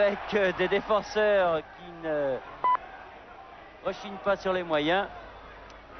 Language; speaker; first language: French; native; French